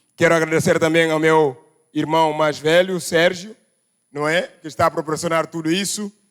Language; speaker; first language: Portuguese; non-native, local second language; Upper Guinea Crioulo